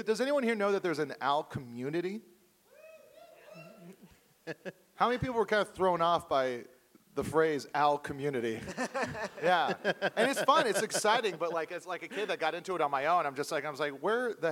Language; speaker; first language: English; native; English